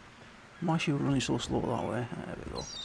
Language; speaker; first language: English; native; English